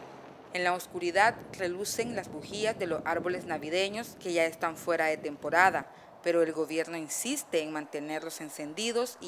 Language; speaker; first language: Spanish; native; Spanish